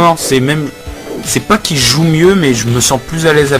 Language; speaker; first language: French; native; French